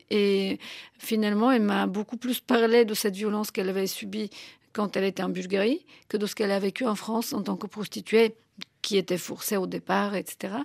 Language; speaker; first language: French; non-native, fluent; Bulgarian